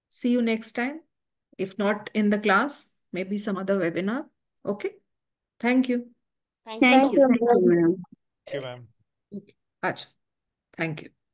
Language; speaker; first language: Hindi; native; Hindi